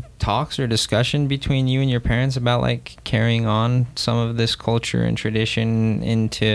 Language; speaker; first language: English; native; English